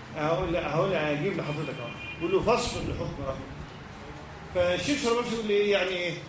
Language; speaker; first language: Arabic; native; Arabic